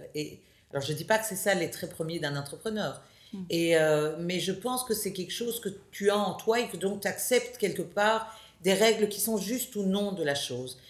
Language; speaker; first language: French; native; French